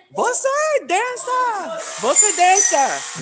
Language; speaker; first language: Portuguese; non-native, learner; English